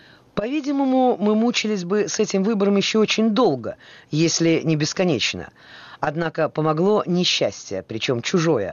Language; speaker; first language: Russian; native; Russian